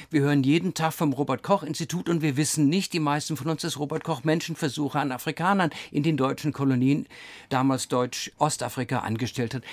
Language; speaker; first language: German; early bilingual, other home language; English